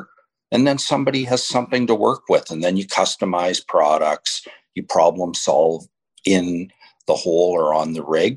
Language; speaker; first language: English; native; English